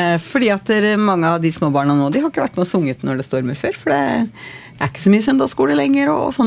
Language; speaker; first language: Norwegian; native; Norwegian